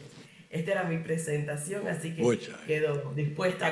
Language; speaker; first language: Spanish; native; Spanish